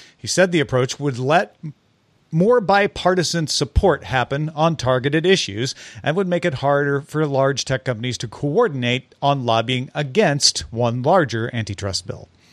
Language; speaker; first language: English; native; English